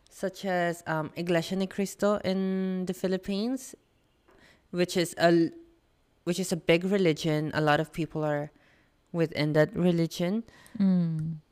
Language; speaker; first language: English; non-native, local second language; Filipino